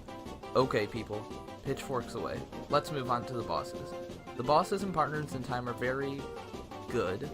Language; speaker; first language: English; native; English